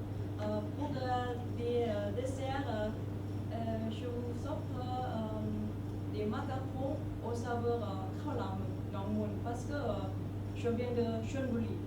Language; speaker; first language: French; non-native, fluent; Thai